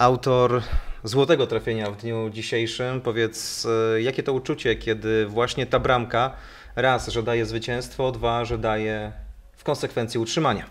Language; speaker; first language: Polish; native; Polish